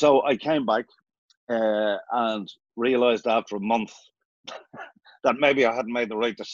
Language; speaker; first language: English; native; English